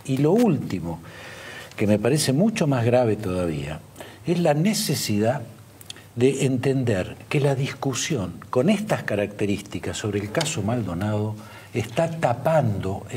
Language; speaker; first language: Spanish; native; Spanish